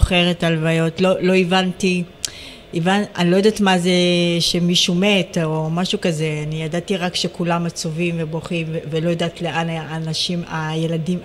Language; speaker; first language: Hebrew; early bilingual, other home language; Amharic